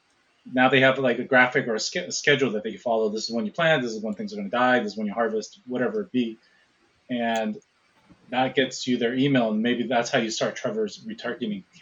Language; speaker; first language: English; native; English